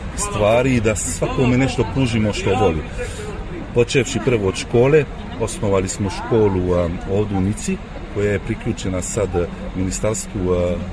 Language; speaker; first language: Serbian; early bilingual, heritage; French